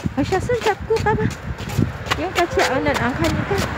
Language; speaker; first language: Korean; non-native, learner; Filipino